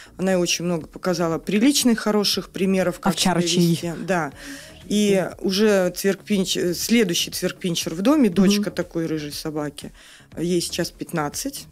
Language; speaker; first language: Russian; native; Russian